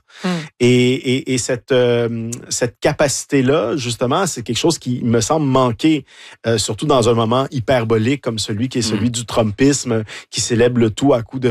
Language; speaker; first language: French; native; French